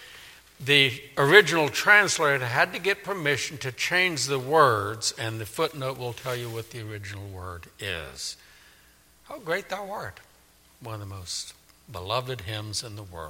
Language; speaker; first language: English; native; English